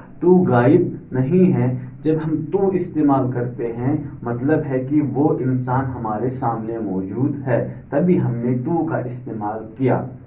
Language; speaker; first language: Urdu; native; Urdu